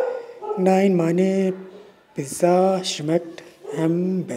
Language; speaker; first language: German; non-native, learner; Urdu